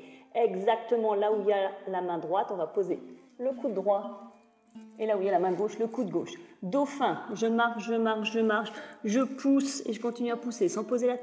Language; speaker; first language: French; native; French